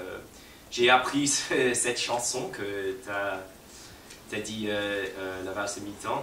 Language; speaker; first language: French; non-native, fluent; English